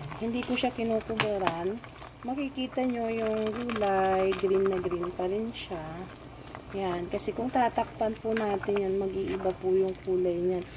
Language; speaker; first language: Filipino; non-native, local second language; Iloko